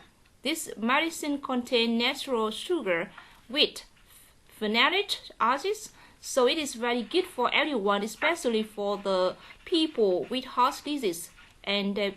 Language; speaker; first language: English; non-native, learner; Vietnamese